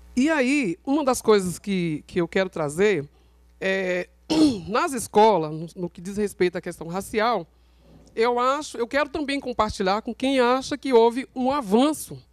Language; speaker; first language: Portuguese; native; Portuguese